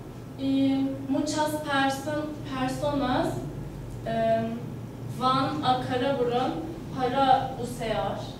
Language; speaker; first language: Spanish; non-native, learner; Turkish